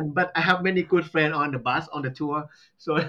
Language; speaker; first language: English; non-native, learner; Thai